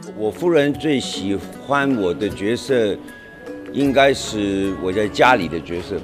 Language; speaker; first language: Chinese; non-native, local second language; Cantonese